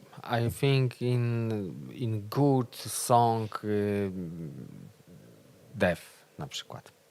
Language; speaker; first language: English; non-native, learner; Polish